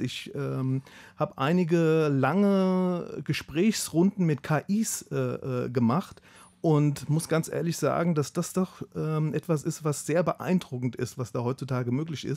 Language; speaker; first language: German; native; German